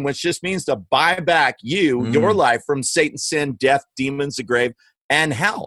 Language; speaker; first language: English; native; English